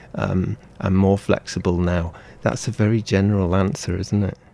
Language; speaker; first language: English; native; English